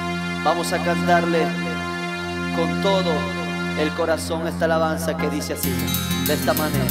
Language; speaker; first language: Spanish; native; Spanish